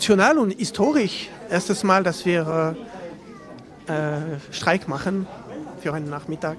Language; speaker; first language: German; non-native, local second language; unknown